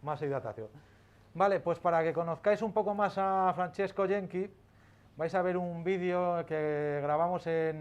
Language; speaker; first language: Spanish; native; Spanish